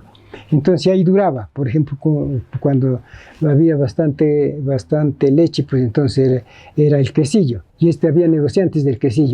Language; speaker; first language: Spanish; native; Spanish